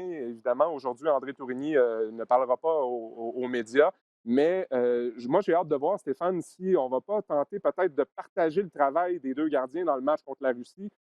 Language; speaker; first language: French; native; French